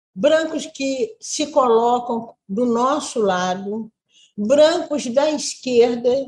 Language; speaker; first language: Portuguese; native; Portuguese